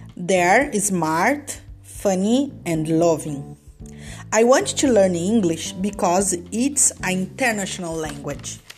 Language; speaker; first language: English; non-native, learner; Portuguese